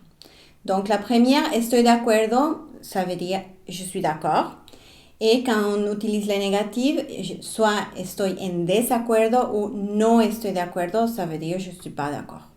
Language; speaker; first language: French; non-native, fluent; Spanish